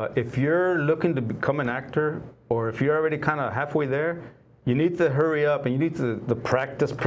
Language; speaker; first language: English; native; English